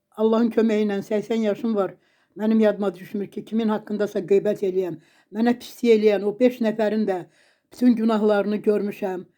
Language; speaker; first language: Azerbaijani; native; Azerbaijani